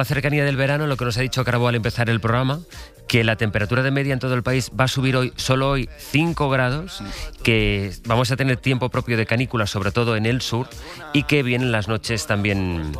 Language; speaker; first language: Spanish; native; Spanish